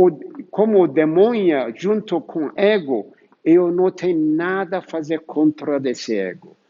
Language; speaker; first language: Portuguese; non-native, fluent; Turkish